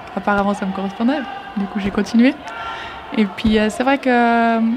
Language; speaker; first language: French; early bilingual, other home language; German